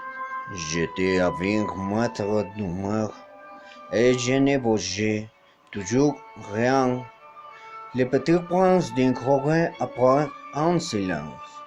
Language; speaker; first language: French; non-native, learner; Spanish